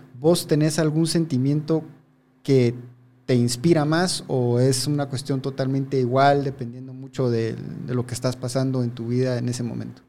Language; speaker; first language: Spanish; native; Spanish